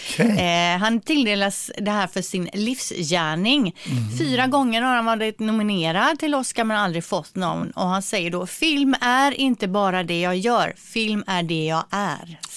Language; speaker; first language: Swedish; native; Swedish